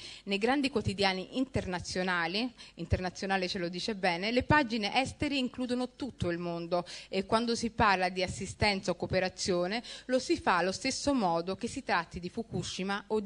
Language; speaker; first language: Italian; early bilingual, other home language; Somali